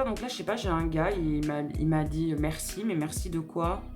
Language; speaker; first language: French; native; French